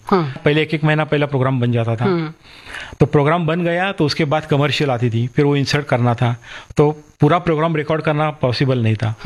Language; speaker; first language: Hindi; non-native, local second language; Marathi